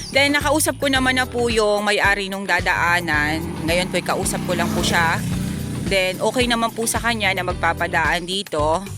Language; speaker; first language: Filipino; native; Filipino